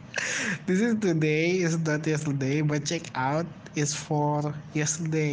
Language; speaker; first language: English; non-native, learner; Indonesian